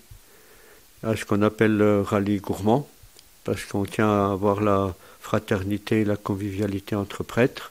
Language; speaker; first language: French; native; French